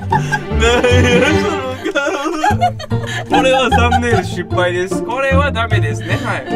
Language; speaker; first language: Japanese; native; Japanese